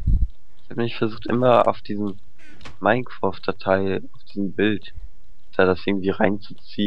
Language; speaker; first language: German; native; German